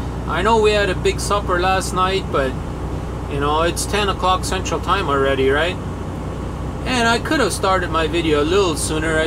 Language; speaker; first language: English; native; English